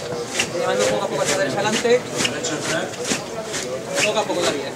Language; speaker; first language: Spanish; native; Spanish